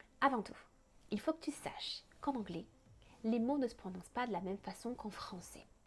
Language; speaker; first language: French; native; French